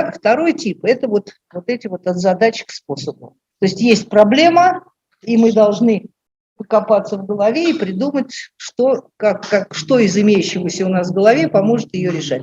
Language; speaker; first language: Russian; native; Russian